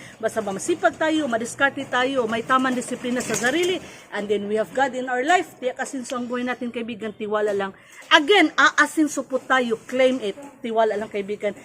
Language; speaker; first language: Filipino; non-native, local second language; Cebuano